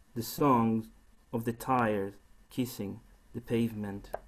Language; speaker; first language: English; non-native, fluent; Spanish